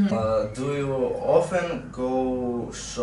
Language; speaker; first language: English; non-native, learner; Russian